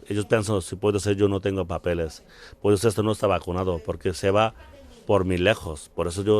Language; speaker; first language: Spanish; non-native, learner; Bangla